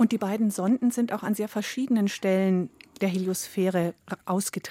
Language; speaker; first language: German; native; German